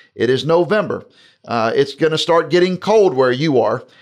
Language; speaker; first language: English; native; English